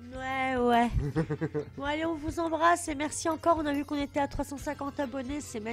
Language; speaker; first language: French; native; French